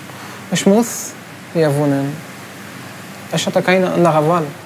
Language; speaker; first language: German; non-native, learner; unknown